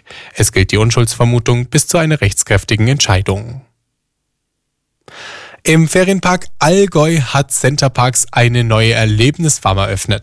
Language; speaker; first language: German; native; German